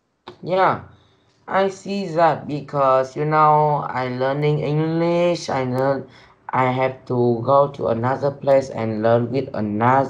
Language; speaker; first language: English; non-native, learner; Vietnamese